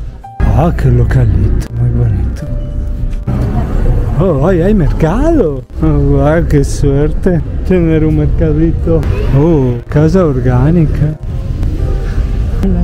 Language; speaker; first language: Spanish; non-native, fluent; Italian